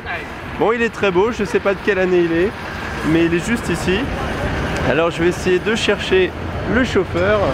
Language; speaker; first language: French; native; French